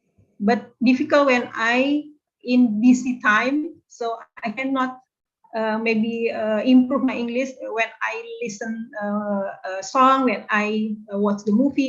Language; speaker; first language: English; non-native, learner; Indonesian